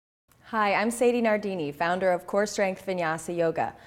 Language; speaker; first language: English; native; English